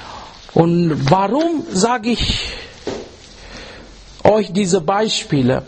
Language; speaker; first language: German; non-native, learner; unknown